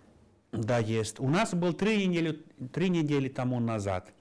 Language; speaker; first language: Russian; non-native, fluent; Finnish